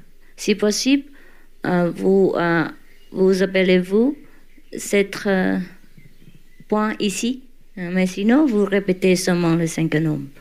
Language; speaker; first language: French; non-native, learner; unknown